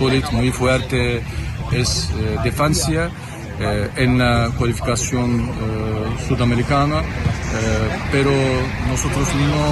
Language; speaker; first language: Spanish; non-native, learner; Turkish